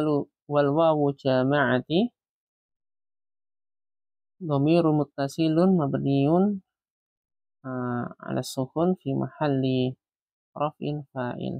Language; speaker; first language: Arabic; non-native, learner; Indonesian